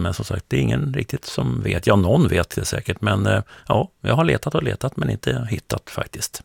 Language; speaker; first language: Swedish; native; Swedish